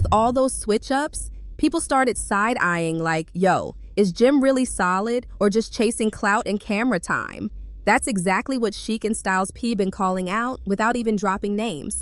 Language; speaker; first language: English; native; English